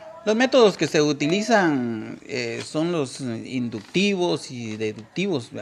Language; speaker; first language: Spanish; native; Spanish